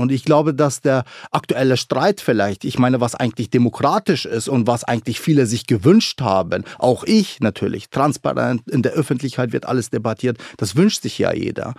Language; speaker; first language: German; early bilingual, other home language; Arabic